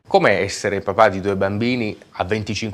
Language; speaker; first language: Italian; native; Italian